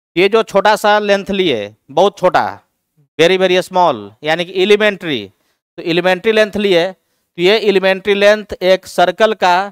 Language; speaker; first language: Hindi; native; Hindi